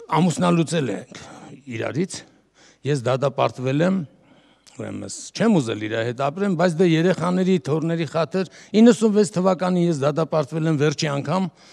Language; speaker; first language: Armenian; native; Armenian